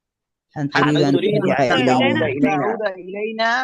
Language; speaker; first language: Arabic; non-native, learner; Bangla